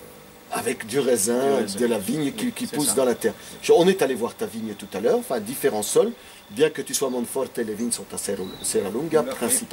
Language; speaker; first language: French; native; French